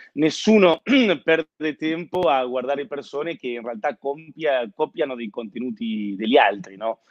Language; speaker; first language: Italian; non-native, fluent; Spanish